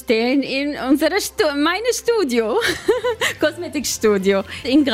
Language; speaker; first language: German; non-native, learner; Arabic